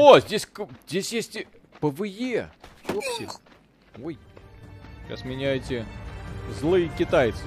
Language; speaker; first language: Russian; native; Russian